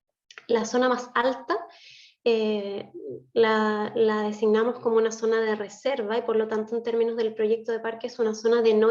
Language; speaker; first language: Spanish; native; Spanish